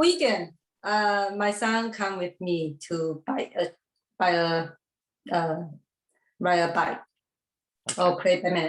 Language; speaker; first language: English; non-native, learner; Chinese